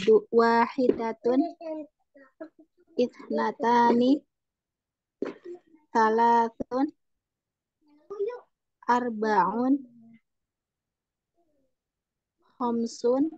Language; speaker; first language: Arabic; non-native, learner; Indonesian